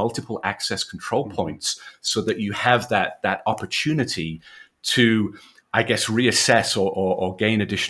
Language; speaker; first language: English; native; English